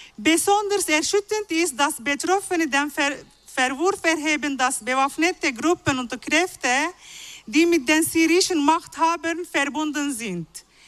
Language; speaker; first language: German; non-native, fluent; Arabic